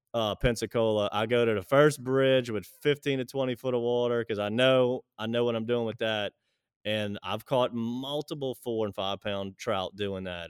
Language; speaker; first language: English; native; English